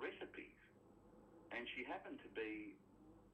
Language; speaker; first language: English; native; English